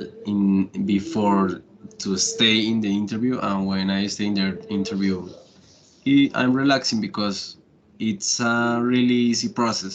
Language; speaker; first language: English; non-native, learner; Spanish